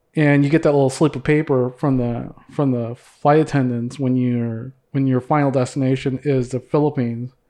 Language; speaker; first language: English; early bilingual, other home language; Cebuano